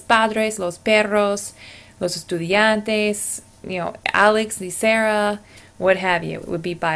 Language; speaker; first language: Spanish; non-native, fluent; English